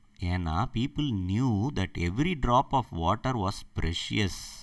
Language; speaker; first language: English; non-native, local second language; Tamil